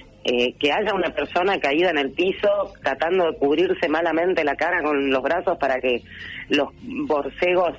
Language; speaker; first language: Spanish; native; Spanish